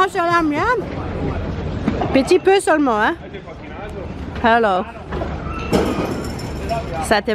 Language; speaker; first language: French; non-native, learner; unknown